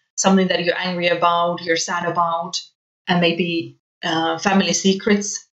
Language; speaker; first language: English; non-native, fluent; Finnish